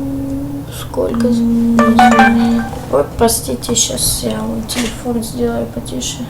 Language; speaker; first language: Russian; early bilingual, heritage; Russian